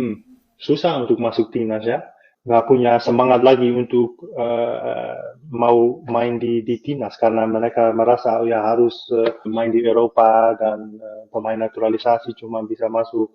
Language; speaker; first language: Indonesian; non-native, fluent; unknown